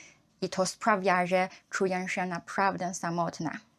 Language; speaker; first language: Polish; non-native, learner; Chinese